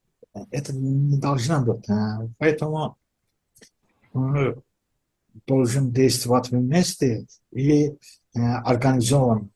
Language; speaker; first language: Russian; non-native, fluent; Azerbaijani